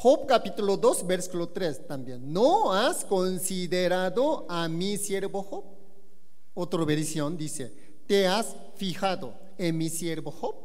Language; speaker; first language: Spanish; non-native, learner; Korean